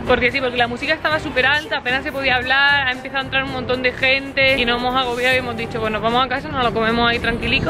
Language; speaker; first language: Spanish; native; Spanish